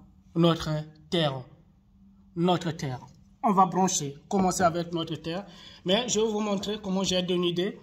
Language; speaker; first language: French; non-native, local second language; Arabic